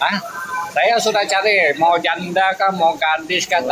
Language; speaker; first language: Indonesian; non-native, learner; Vietnamese